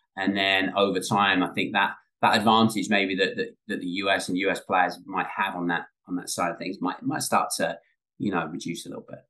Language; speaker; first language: English; native; English